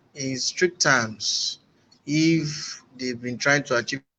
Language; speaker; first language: English; non-native, local second language; Yoruba